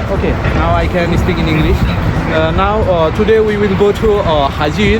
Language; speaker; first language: English; non-native, local second language; Bangla